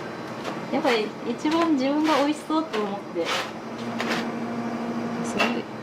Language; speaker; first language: Japanese; native; Japanese